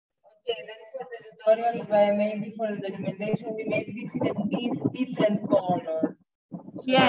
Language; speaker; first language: English; non-native, learner; Spanish